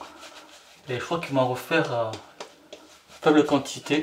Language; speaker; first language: French; native; French